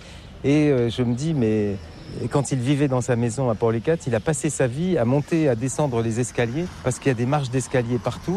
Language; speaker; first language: French; native; French